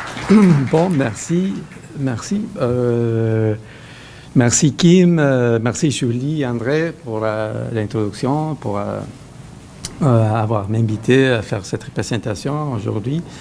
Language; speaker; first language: French; non-native, fluent; Spanish